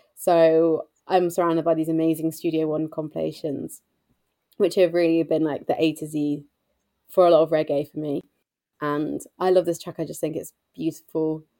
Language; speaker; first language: English; native; English